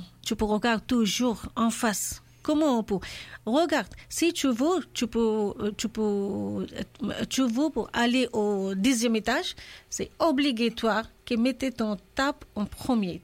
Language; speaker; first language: French; non-native, learner; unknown